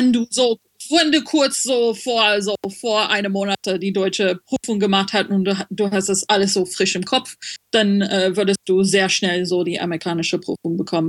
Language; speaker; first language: German; non-native, learner; French